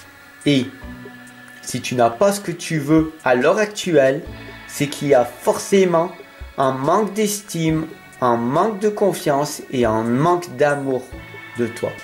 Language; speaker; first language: French; native; French